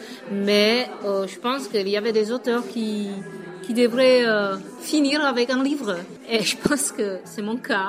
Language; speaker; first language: French; non-native, fluent; Vietnamese